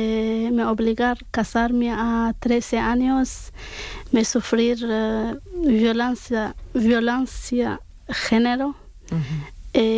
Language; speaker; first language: Spanish; non-native, learner; Arabic